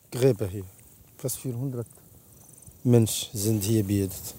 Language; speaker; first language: German; non-native, learner; Arabic